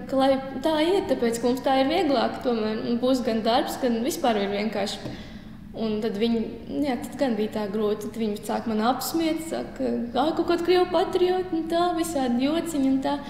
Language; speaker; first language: Latvian; non-native, local second language; Russian